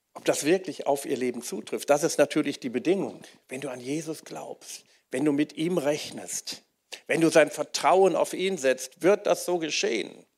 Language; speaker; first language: German; native; German